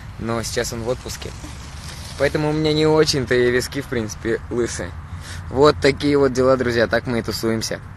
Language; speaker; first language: Russian; native; Russian